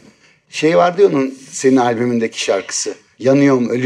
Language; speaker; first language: Turkish; native; Turkish